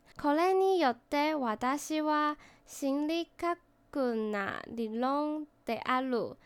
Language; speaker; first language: Japanese; non-native, learner; Chinese